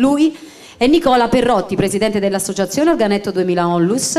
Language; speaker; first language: Italian; native; Italian